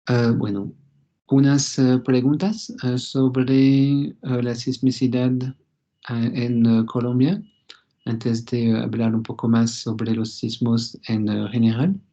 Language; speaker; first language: Spanish; non-native, fluent; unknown